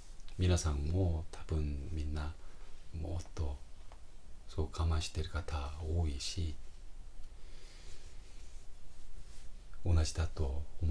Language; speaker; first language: Japanese; non-native, fluent; Korean